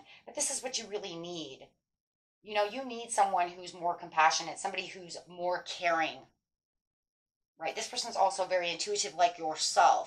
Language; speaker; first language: English; native; English